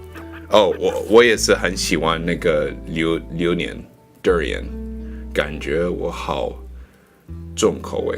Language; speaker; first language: Chinese; non-native, learner; English